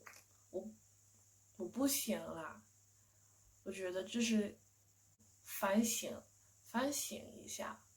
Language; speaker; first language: Chinese; non-native, fluent; English